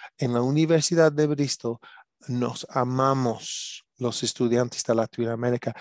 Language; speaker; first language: Spanish; non-native, learner; English